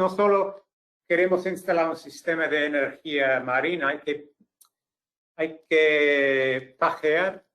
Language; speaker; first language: Spanish; non-native, fluent; English